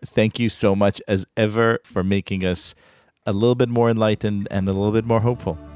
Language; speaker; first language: English; native; English